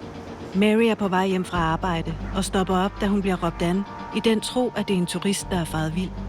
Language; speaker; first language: Danish; native; Danish